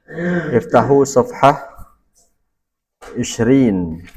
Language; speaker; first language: Arabic; non-native, fluent; Indonesian